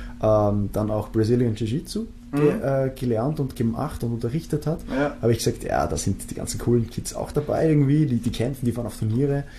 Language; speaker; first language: German; native; German